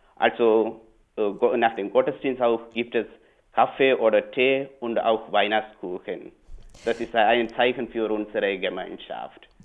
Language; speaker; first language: German; non-native, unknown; Malayalam